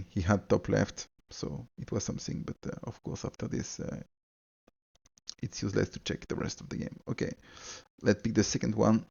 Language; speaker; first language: English; non-native, fluent; French